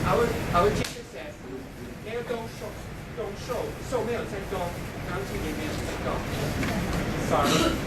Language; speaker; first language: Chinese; non-native, fluent; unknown